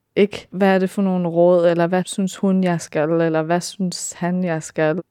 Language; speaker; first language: Danish; early bilingual, heritage; Danish